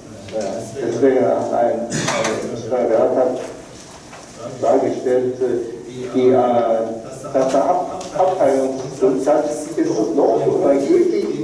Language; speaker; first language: German; non-native, learner; Korean